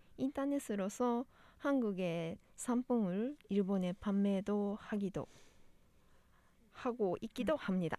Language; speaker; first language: Korean; non-native, fluent; Japanese